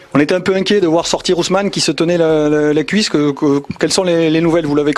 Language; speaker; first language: French; native; French